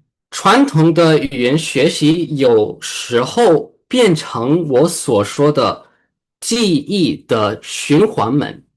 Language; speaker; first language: Chinese; early bilingual, heritage; Chinese